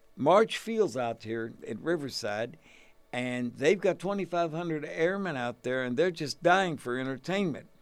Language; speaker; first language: English; native; English